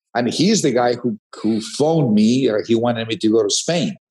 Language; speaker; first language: English; non-native, fluent; Spanish